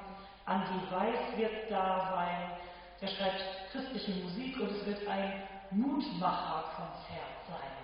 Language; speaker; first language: German; native; German